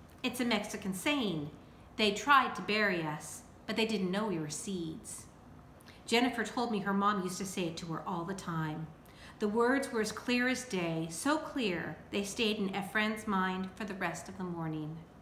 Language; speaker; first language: English; native; English